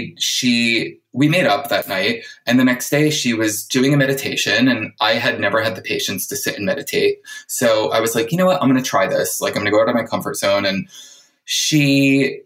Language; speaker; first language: English; native; English